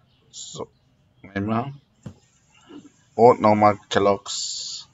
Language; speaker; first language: German; native; German